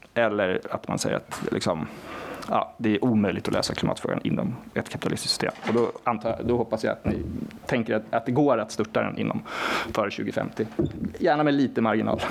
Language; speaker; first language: Swedish; non-native, fluent; Norwegian